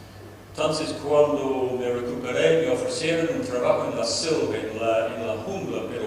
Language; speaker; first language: Spanish; non-native, fluent; English